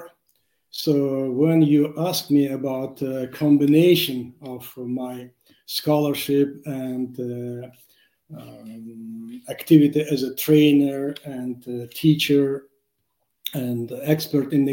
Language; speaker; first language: English; non-native, fluent; Uzbek